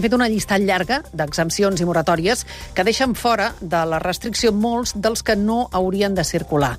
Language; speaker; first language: Catalan; native; Catalan